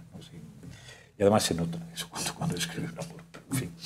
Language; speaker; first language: Spanish; native; Spanish